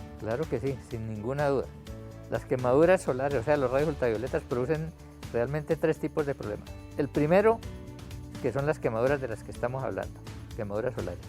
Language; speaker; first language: Spanish; native; Spanish